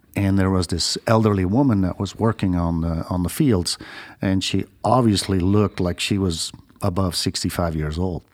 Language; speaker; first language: English; non-native, fluent; Dutch